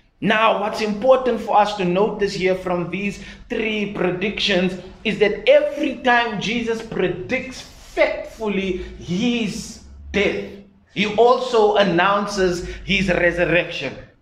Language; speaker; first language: English; non-native, local second language; Afrikaans